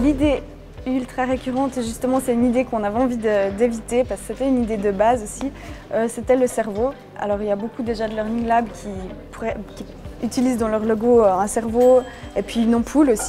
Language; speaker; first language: French; native; French